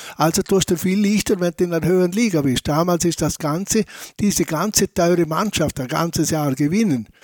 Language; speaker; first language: German; native; German